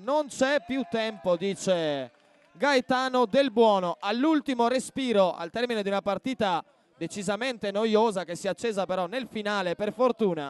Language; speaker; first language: Italian; native; Italian